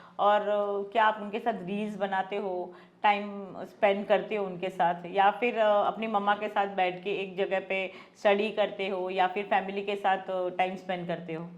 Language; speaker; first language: Hindi; non-native, local second language; Gujarati